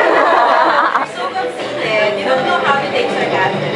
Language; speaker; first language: English; non-native, local second language; Filipino